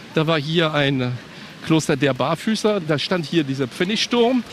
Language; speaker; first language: German; non-native, local second language; French